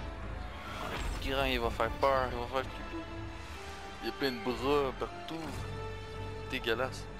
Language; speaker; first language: French; native; French